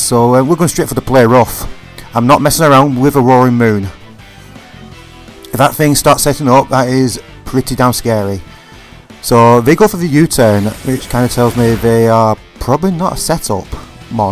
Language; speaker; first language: English; native; English